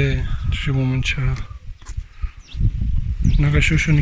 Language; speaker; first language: Chinese; non-native, learner; Punjabi